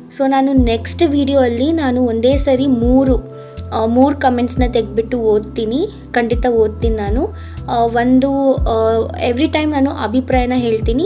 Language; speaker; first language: Kannada; native; Kannada